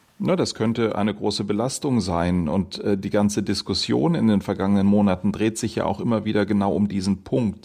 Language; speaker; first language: German; native; German